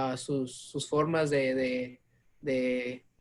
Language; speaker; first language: Spanish; early bilingual, heritage; Spanish